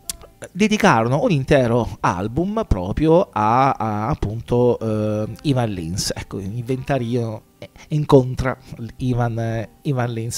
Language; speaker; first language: Italian; native; Italian